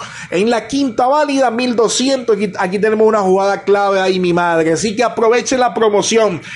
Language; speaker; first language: Spanish; native; Spanish